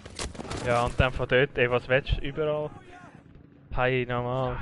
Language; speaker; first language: German; native; German